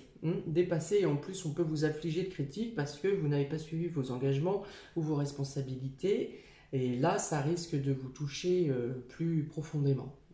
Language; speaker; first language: French; native; French